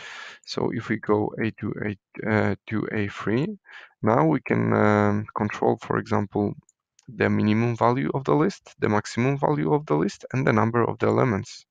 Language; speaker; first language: English; non-native, fluent; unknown